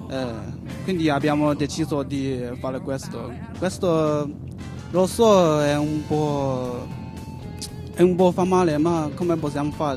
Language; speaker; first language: Italian; non-native, learner; Chinese